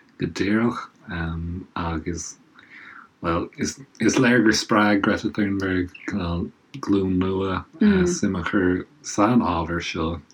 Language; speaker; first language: Irish; non-native, local second language; English